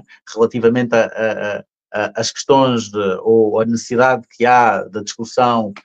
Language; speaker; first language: Portuguese; native; Portuguese